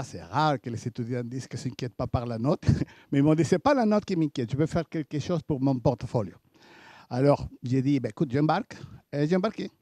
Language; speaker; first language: French; native; French